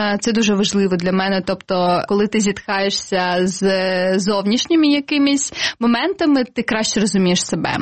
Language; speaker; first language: Ukrainian; non-native, local second language; Crimean Tatar